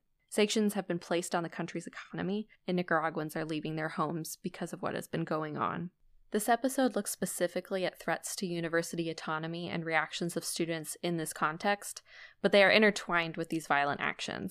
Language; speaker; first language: English; native; English